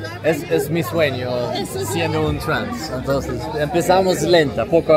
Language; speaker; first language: Spanish; non-native, learner; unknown